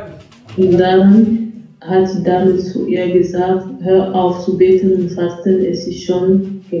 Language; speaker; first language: German; non-native, fluent; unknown